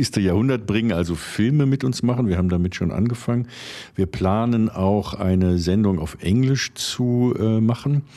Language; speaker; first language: German; native; German